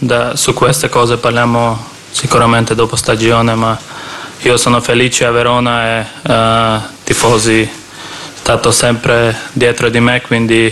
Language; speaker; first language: Italian; non-native, learner; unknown